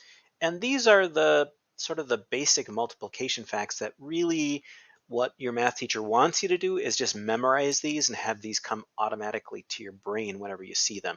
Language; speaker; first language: English; native; English